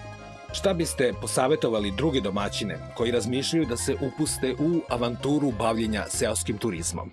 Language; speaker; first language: Serbian; native; Serbian